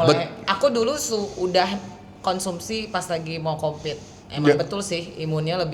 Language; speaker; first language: Indonesian; native; Indonesian